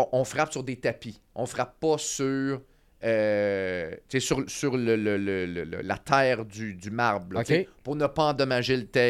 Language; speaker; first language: French; native; French